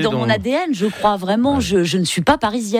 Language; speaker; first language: French; native; French